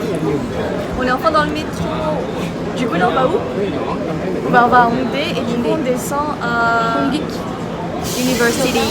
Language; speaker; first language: French; native; French